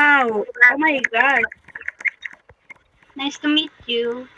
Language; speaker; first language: English; non-native, local second language; Filipino